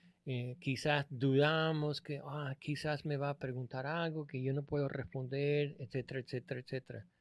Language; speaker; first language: Spanish; non-native, fluent; English